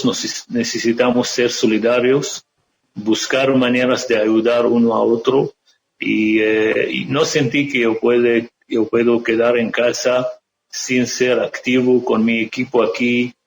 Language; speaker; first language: Spanish; non-native, fluent; Arabic